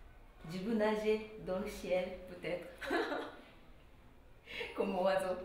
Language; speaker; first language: French; non-native, learner; Japanese